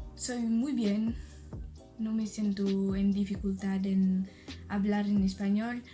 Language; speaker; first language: Spanish; non-native, learner; French